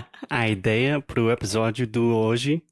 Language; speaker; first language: Portuguese; non-native, fluent; English